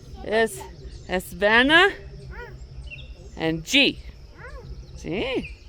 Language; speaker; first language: Spanish; non-native, learner; English